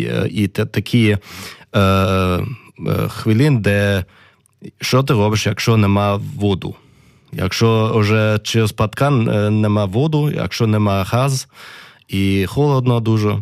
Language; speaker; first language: Ukrainian; non-native, learner; German